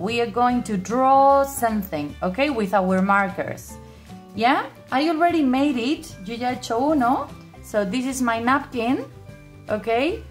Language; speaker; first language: English; non-native, fluent; Spanish